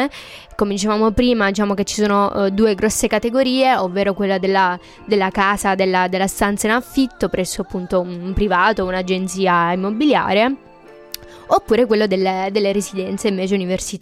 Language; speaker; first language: Italian; native; Italian